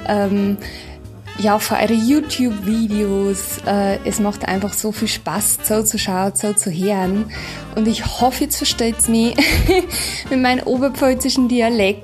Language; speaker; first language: German; native; German